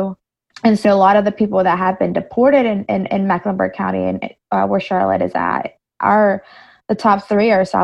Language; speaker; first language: English; early bilingual, other home language; Spanish